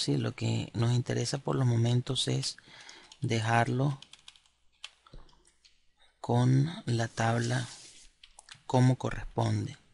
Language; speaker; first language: Spanish; native; Spanish